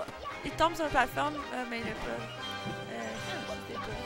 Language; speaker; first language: French; native; French